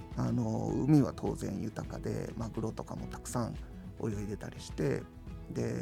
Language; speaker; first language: Japanese; native; Japanese